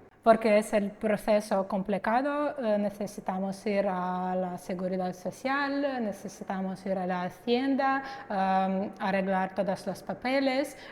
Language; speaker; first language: Spanish; non-native, fluent; Russian